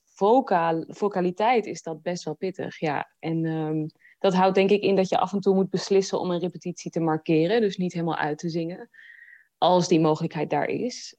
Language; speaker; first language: Dutch; native; Dutch